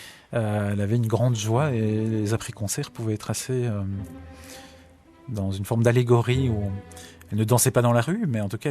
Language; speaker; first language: French; native; French